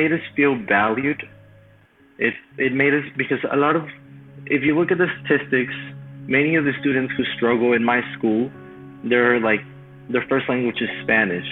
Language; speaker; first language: English; non-native, fluent; Spanish